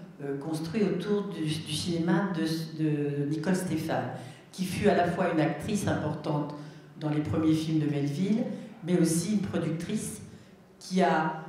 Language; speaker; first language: French; native; French